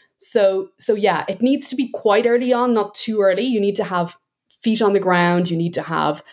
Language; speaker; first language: English; native; English